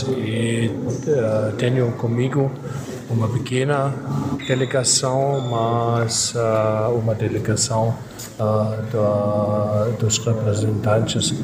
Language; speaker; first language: Portuguese; non-native, learner; German